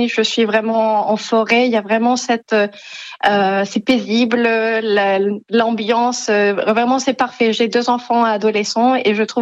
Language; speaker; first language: French; non-native, fluent; Spanish